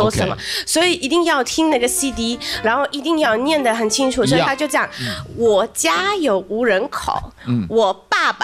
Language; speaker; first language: Chinese; non-native, fluent; Russian